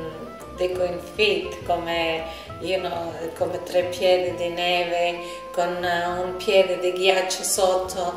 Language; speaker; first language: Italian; early bilingual, heritage; Italian